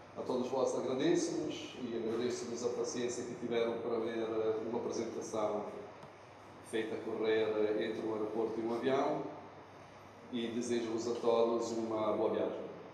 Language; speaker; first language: Portuguese; non-native, fluent; Italian